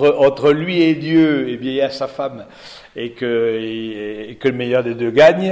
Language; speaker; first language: French; native; French